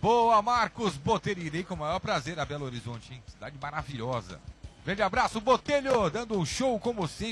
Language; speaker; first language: Portuguese; native; Portuguese